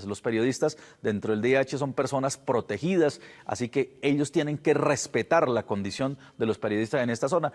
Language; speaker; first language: Spanish; native; Spanish